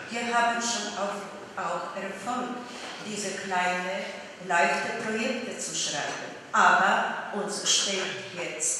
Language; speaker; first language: German; non-native, fluent; Polish